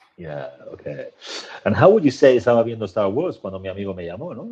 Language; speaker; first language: Spanish; native; Spanish